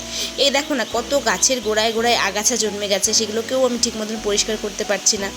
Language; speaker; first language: Bangla; native; Bangla